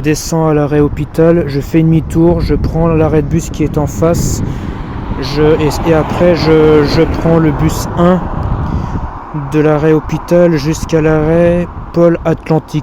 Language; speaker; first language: French; native; French